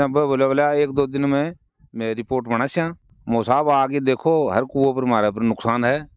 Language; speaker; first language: Hindi; native; Hindi